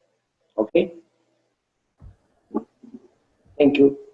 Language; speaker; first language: English; non-native, learner; Romanian